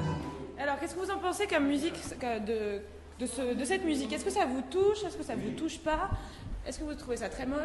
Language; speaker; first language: French; native; French